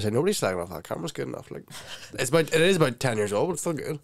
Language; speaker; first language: English; native; English